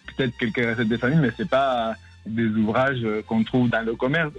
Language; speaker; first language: French; non-native, fluent; Spanish